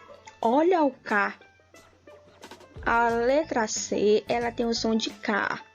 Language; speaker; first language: Portuguese; native; Portuguese